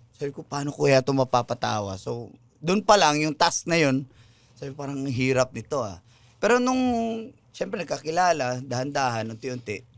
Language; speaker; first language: Filipino; non-native, local second language; Cebuano